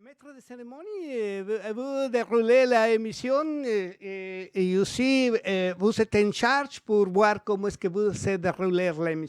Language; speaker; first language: French; non-native, learner; Spanish